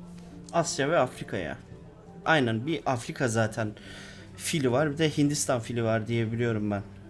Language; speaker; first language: Turkish; native; Turkish